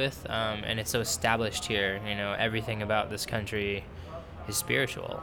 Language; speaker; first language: English; native; English